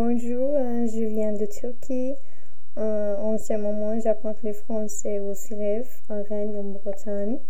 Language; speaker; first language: French; non-native, learner; Turkish